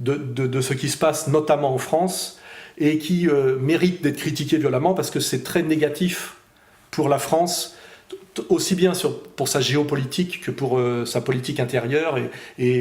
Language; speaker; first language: French; native; French